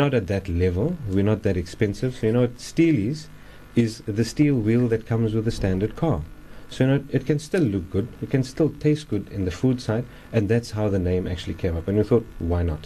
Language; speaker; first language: English; native; English